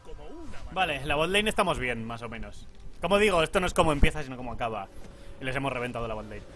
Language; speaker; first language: Spanish; native; Spanish